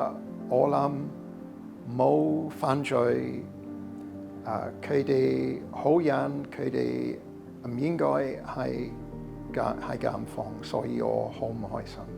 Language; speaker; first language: Cantonese; non-native, learner; English